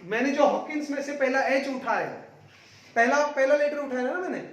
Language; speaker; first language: Hindi; non-native, local second language; Marathi